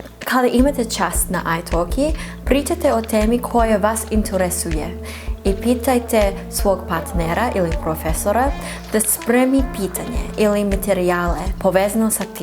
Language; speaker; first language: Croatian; non-native, learner; English